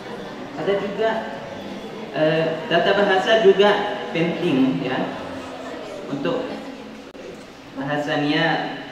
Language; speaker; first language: Indonesian; non-native, fluent; Arabic